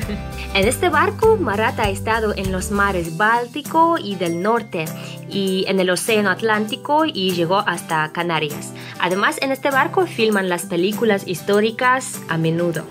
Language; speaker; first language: Spanish; non-native, fluent; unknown